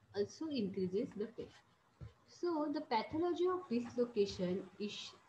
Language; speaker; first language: English; non-native, local second language; Marathi